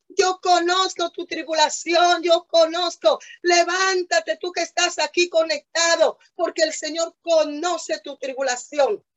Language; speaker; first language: Spanish; native; Spanish